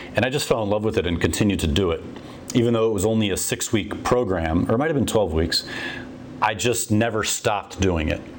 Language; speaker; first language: English; native; English